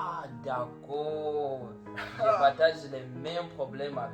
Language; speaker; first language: French; non-native, learner; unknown